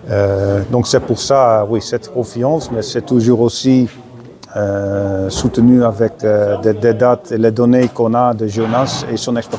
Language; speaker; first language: French; non-native, fluent; Dutch